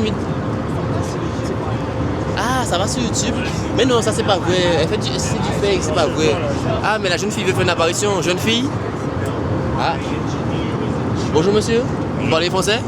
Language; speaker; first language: French; native; French